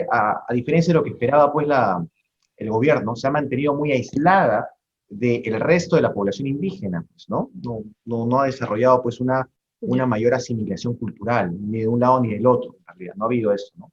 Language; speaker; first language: Spanish; native; Spanish